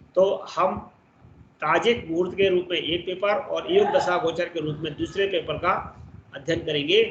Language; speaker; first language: Hindi; native; Hindi